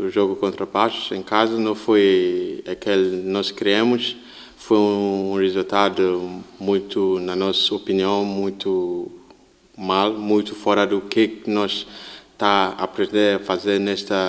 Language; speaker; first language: Portuguese; non-native, learner; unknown